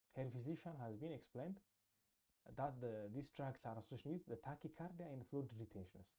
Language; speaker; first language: English; non-native, local second language; Amharic